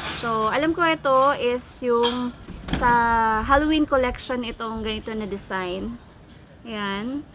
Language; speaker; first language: Filipino; non-native, local second language; Cebuano